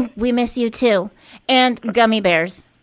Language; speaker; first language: English; native; English